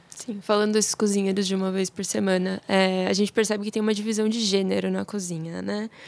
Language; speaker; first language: Portuguese; native; Portuguese